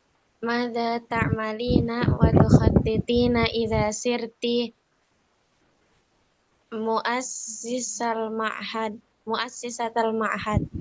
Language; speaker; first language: Arabic; non-native, learner; Indonesian